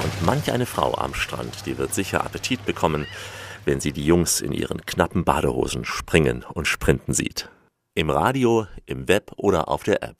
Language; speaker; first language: German; native; German